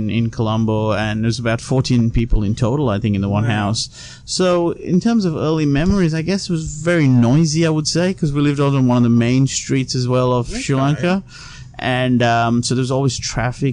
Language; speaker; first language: English; non-native, local second language; Sinhala